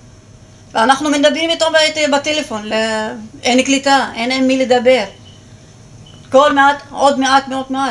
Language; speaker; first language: Hebrew; non-native, local second language; Arabic